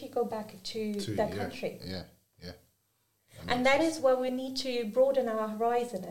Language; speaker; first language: English; non-native, fluent; German